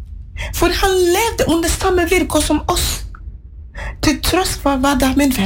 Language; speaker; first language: Norwegian; non-native, fluent; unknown